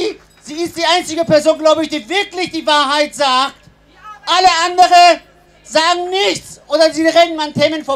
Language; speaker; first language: German; non-native, fluent; Persian